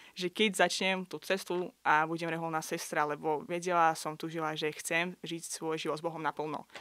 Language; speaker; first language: Slovak; non-native, fluent; Azerbaijani